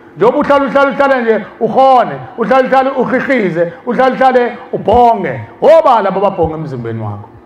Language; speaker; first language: Zulu; native; Zulu